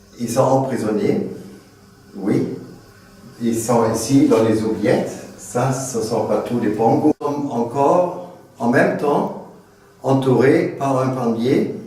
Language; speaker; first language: French; non-native, fluent; German